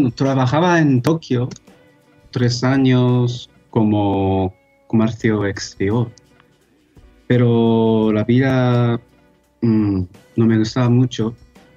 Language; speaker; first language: Spanish; non-native, fluent; Japanese